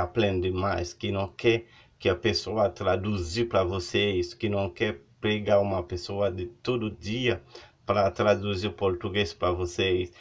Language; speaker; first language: Portuguese; non-native, learner; Haitian Creole